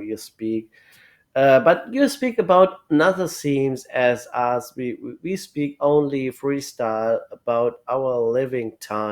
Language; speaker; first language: English; non-native, learner; German